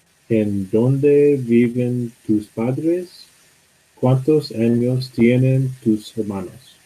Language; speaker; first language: Spanish; non-native, learner; English